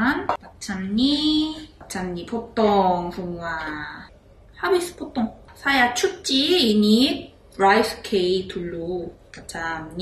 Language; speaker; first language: Korean; non-native, learner; Malay